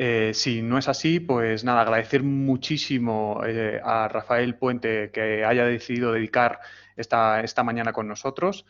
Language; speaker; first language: Spanish; native; Spanish